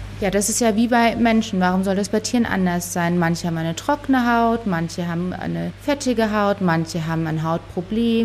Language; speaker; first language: German; native; German